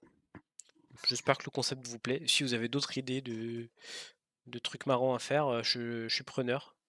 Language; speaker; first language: French; native; French